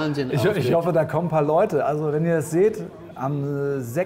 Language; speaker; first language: German; native; German